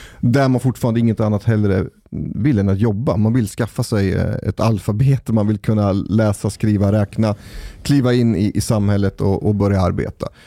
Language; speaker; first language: Swedish; native; Swedish